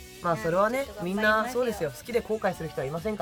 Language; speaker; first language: Japanese; native; Japanese